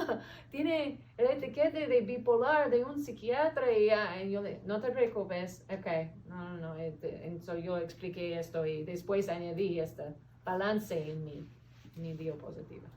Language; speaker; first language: Spanish; non-native, learner; English